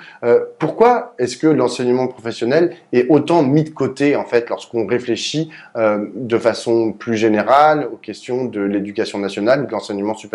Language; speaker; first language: French; native; French